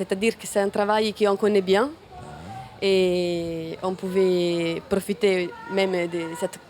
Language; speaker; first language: French; non-native, fluent; Italian